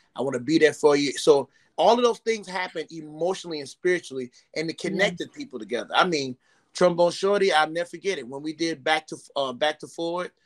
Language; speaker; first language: English; native; English